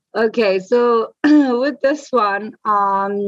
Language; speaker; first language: English; native; English